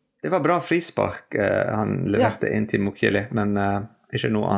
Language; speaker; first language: Norwegian; non-native, fluent; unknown